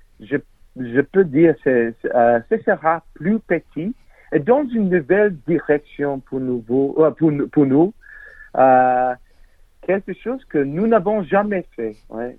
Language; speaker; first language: French; non-native, learner; English